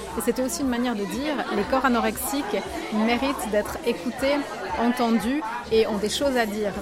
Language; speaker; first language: French; native; French